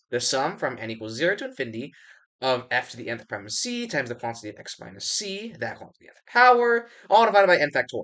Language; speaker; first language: English; native; English